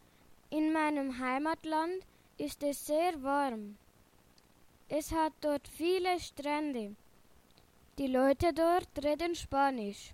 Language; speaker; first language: German; early bilingual, other home language; Spanish